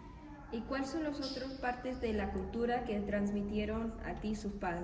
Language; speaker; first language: Spanish; non-native, learner; English